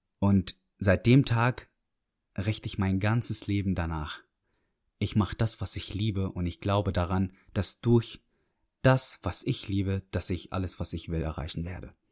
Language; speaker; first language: German; non-native, fluent; Arabic